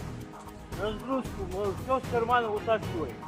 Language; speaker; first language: Russian; native; Russian